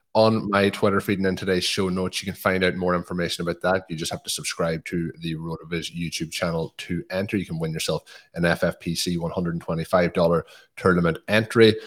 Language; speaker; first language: English; native; English